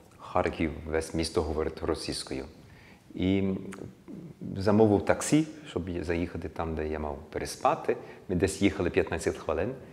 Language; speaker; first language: Ukrainian; early bilingual, heritage; Ukrainian